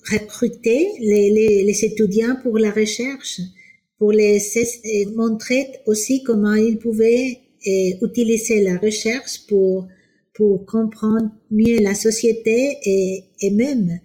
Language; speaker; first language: French; non-native, fluent; Spanish